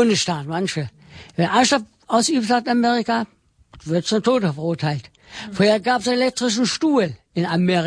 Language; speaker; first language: German; non-native, learner; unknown